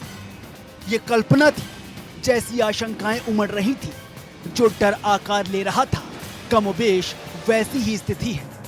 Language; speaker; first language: Hindi; native; Hindi